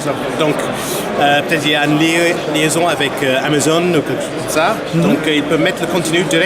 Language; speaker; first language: French; non-native, learner; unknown